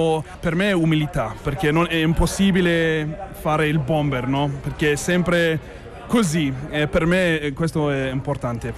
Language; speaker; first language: Italian; non-native, learner; English